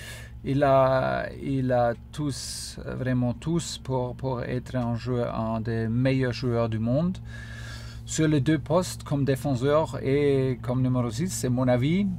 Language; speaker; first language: French; non-native, fluent; German